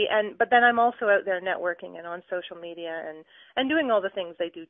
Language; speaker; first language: English; native; English